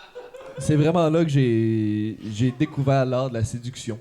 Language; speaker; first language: French; native; French